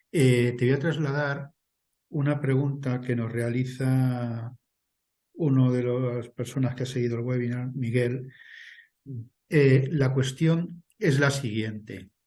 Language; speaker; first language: Spanish; native; Spanish